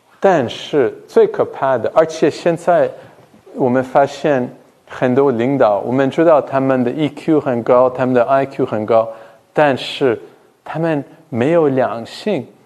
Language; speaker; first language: Chinese; non-native, fluent; English